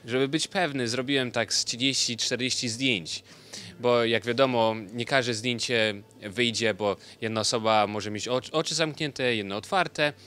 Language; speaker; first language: Polish; early bilingual, heritage; Polish